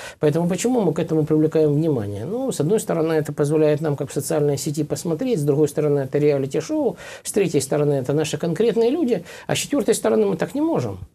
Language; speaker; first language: Russian; native; Russian